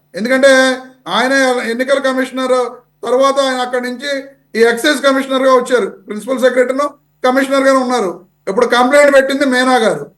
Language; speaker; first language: Telugu; native; Telugu